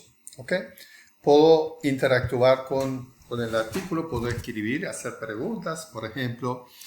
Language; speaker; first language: Spanish; non-native, fluent; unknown